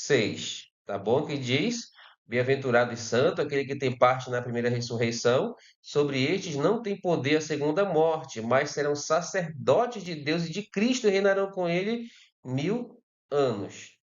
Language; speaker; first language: Portuguese; native; Portuguese